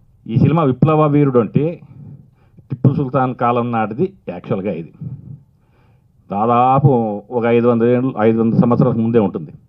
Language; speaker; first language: Telugu; native; Telugu